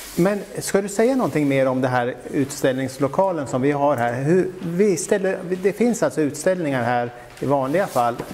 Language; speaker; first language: Swedish; native; Swedish